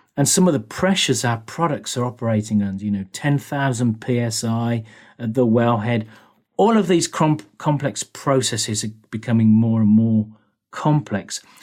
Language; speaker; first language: English; native; English